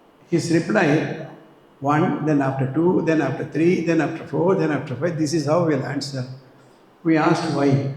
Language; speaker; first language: English; non-native, local second language; Tamil